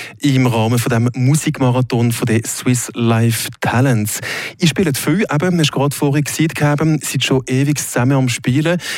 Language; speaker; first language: German; native; German